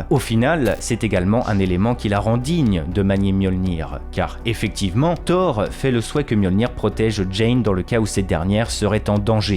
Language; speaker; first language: French; native; French